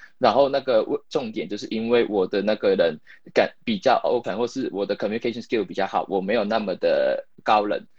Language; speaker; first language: Chinese; non-native, local second language; Cantonese